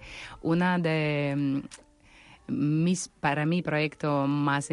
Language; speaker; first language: Spanish; non-native, learner; Russian